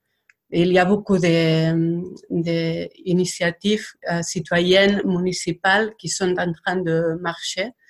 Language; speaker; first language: French; non-native, fluent; Spanish